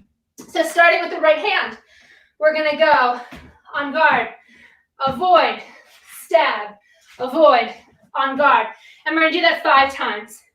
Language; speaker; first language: English; native; English